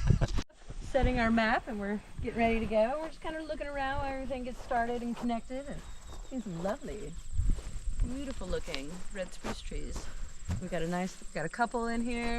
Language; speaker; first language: English; native; English